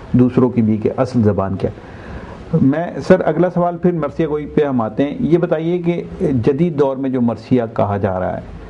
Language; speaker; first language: Urdu; native; Urdu